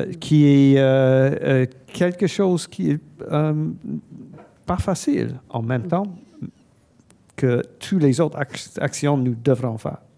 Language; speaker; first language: French; non-native, fluent; English